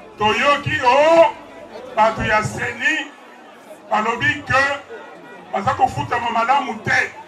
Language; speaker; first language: Lingala; native; Lingala